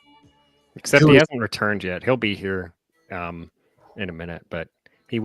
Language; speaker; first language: English; native; English